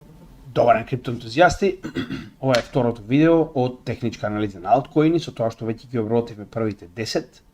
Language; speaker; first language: Macedonian; native; Macedonian